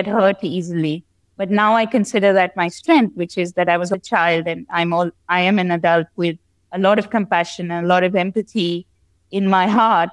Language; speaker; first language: English; non-native, local second language; Hindi